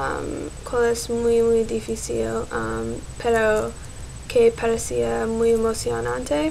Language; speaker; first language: Spanish; non-native, learner; English